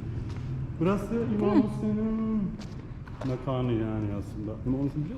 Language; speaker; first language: Turkish; non-native, learner; Persian